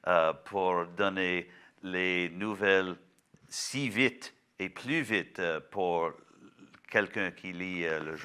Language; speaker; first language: French; non-native, local second language; English